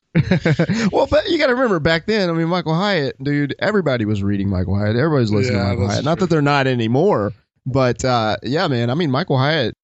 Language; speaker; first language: English; native; English